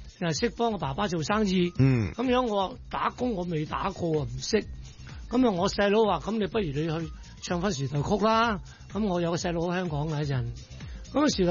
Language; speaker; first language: Cantonese; native; Cantonese